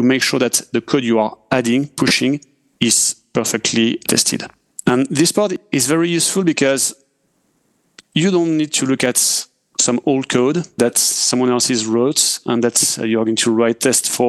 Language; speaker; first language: English; non-native, fluent; French